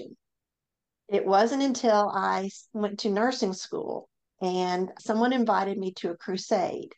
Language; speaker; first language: English; native; English